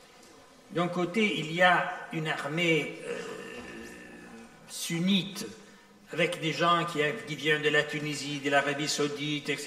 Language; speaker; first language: French; non-native, fluent; Italian